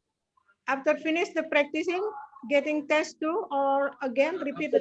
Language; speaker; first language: English; non-native, learner; Indonesian